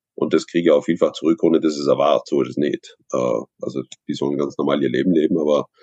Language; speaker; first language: German; native; German